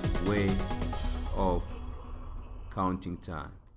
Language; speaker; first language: English; non-native, local second language; Amharic